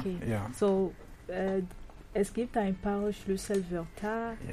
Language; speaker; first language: German; non-native, fluent; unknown